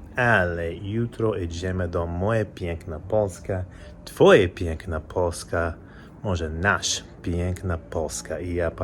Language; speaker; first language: Polish; non-native, learner; English